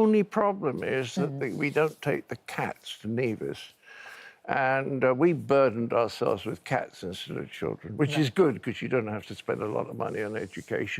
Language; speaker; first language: English; native; English